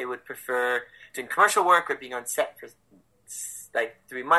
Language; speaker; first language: English; native; English